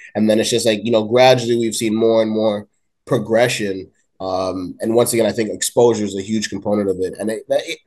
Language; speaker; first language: English; native; English